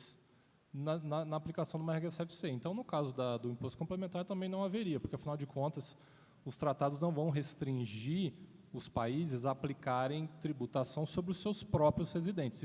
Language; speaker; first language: Portuguese; native; Portuguese